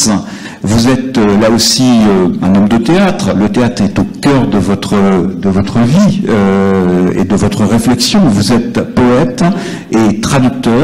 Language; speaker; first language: French; native; French